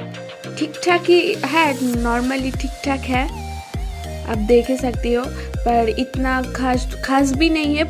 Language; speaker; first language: Hindi; non-native, local second language; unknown